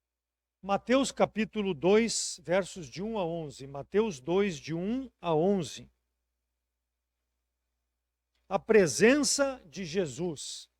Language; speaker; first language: Portuguese; native; Portuguese